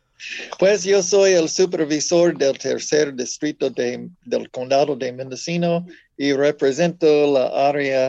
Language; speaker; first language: Spanish; non-native, fluent; English